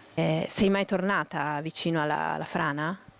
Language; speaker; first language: Italian; native; Italian